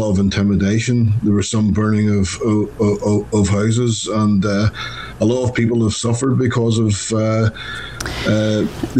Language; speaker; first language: English; native; English